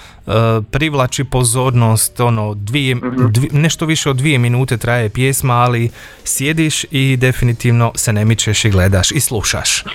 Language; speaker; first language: Croatian; native; Croatian